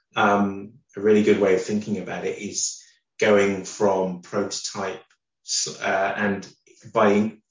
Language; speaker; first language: English; native; English